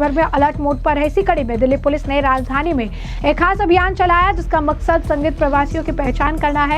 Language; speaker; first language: Hindi; native; Hindi